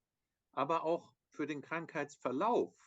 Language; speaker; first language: German; native; German